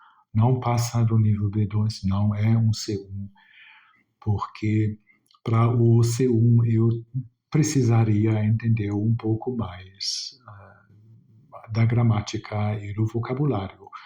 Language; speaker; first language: Portuguese; non-native, fluent; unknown